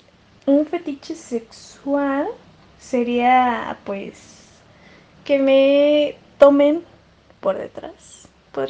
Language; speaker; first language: Spanish; native; Spanish